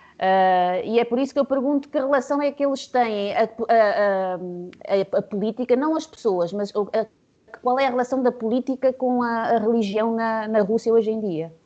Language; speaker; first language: Portuguese; native; Portuguese